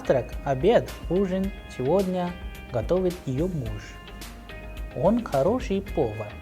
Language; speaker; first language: Russian; non-native, fluent; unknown